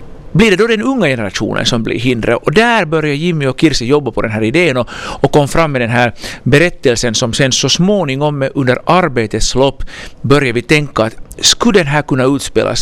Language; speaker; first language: Swedish; native; Swedish